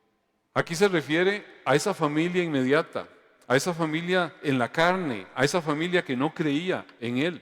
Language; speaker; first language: Spanish; native; Spanish